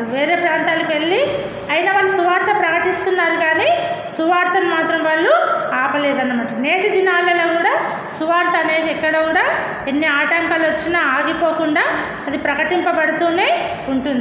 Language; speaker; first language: Telugu; native; Telugu